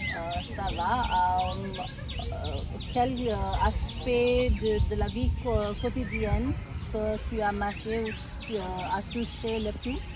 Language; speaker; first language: French; non-native, learner; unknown